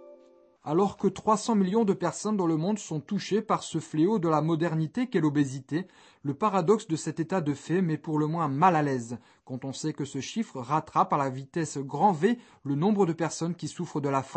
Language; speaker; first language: French; native; French